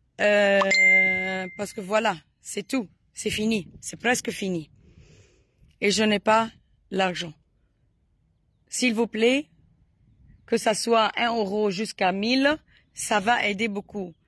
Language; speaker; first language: French; non-native, learner; Arabic